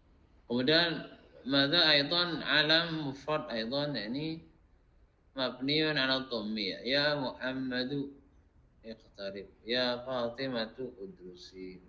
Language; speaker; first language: Arabic; non-native, fluent; Indonesian